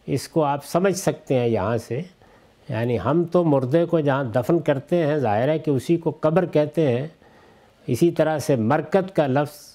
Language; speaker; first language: Urdu; native; Urdu